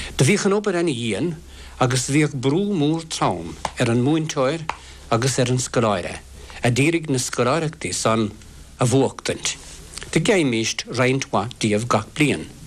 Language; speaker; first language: Irish; native; Irish